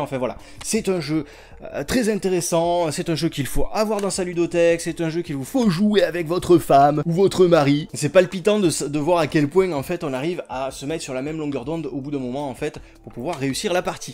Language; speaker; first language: French; native; French